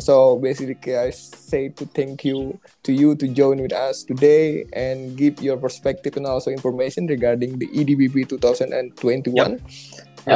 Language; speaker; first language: English; non-native, learner; Indonesian